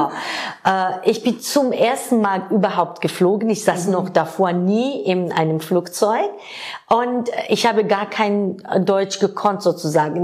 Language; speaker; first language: German; non-native, fluent; Georgian